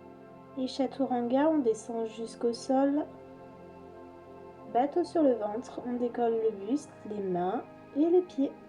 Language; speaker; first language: French; native; French